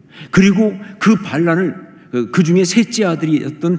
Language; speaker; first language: Korean; native; Korean